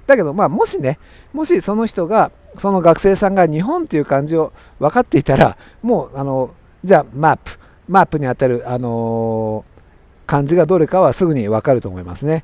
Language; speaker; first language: Japanese; native; Japanese